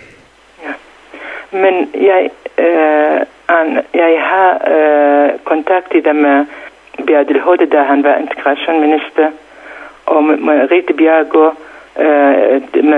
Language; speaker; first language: Danish; non-native, learner; Central Kurdish